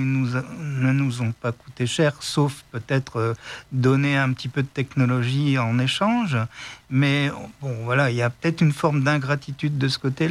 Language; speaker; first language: French; native; French